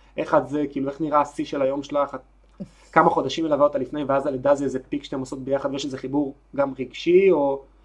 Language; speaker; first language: Hebrew; native; Hebrew